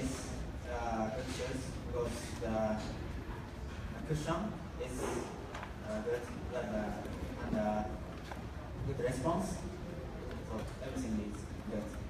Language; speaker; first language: English; non-native, learner; Kalenjin